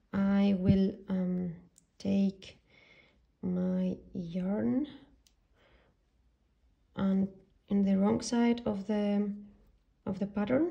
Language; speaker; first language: English; non-native, fluent; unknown